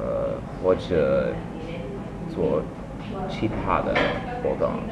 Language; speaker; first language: Chinese; non-native, learner; English